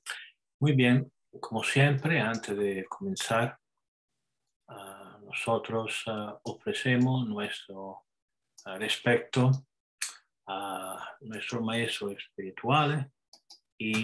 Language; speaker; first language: Spanish; non-native, fluent; Italian